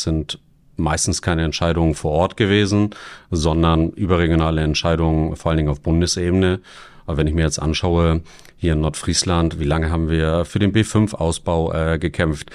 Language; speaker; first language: German; native; German